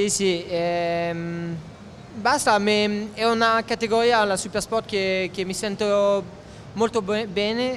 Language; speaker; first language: Italian; non-native, fluent; French